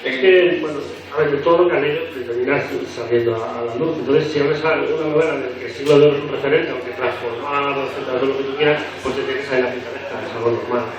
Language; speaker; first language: Spanish; native; Spanish